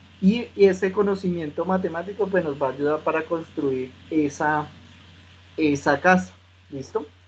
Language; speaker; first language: Spanish; native; Spanish